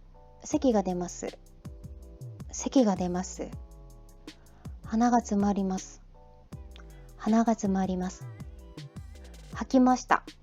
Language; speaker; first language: Japanese; non-native, fluent; Korean